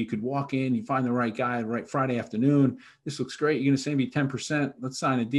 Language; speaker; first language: English; native; English